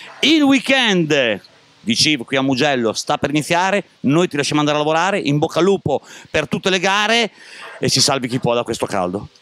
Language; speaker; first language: Italian; native; Italian